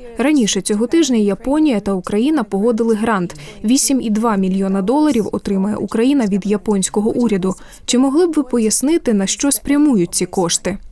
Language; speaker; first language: Ukrainian; native; Ukrainian